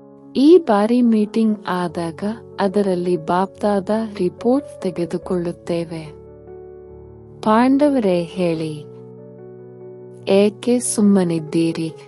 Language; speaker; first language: Kannada; native; Kannada